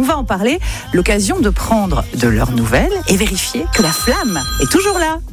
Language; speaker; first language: French; native; French